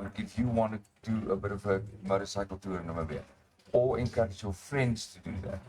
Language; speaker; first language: English; non-native, local second language; Afrikaans